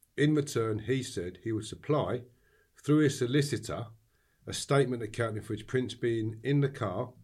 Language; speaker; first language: English; native; English